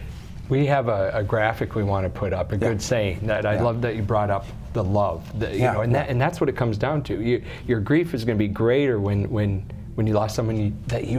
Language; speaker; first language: English; native; English